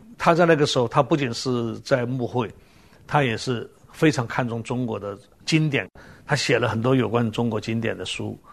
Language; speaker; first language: Chinese; native; Chinese